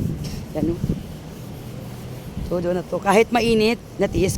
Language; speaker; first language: Filipino; non-native, local second language; Hiligaynon